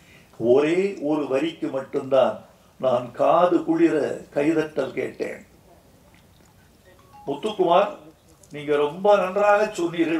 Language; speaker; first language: Tamil; native; Tamil